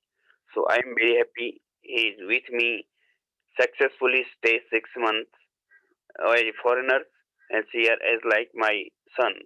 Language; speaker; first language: English; non-native, learner; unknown